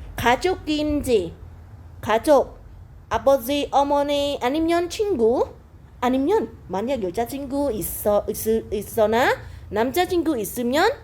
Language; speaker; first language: Korean; non-native, fluent; Khmer